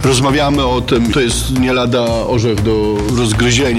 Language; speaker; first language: Polish; native; Polish